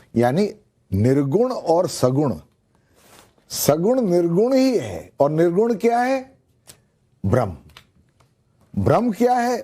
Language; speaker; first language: Hindi; native; Hindi